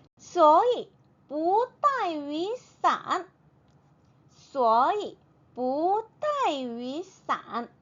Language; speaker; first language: Chinese; non-native, fluent; Korean